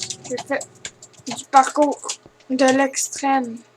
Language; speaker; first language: French; native; French